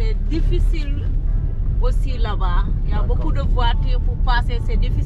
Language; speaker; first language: French; non-native, learner; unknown